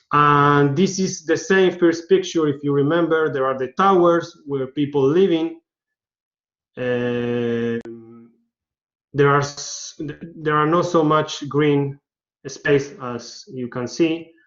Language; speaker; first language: English; non-native, learner; Spanish